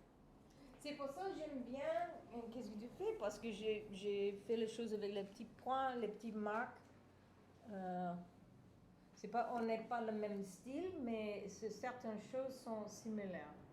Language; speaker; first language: French; non-native, fluent; English